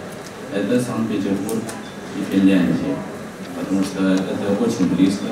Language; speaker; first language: Russian; non-native, fluent; Chinese